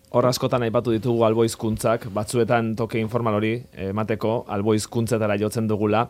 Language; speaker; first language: Basque; native; Basque